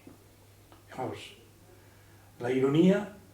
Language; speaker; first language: Spanish; native; Spanish